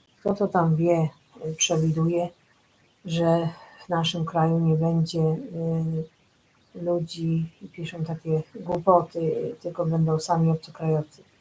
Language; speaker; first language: Polish; native; Polish